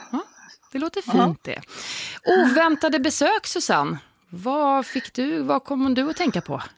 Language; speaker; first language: Swedish; native; Swedish